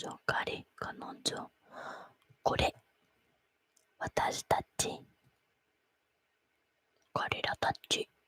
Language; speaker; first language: Japanese; non-native, learner; Spanish